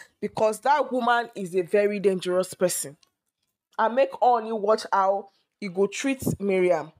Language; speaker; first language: Nigerian Pidgin; native; Nigerian Pidgin